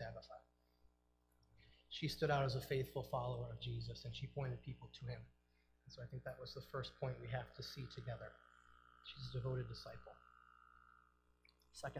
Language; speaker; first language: English; native; English